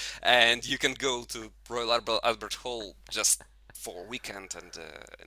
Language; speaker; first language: English; non-native, fluent; Russian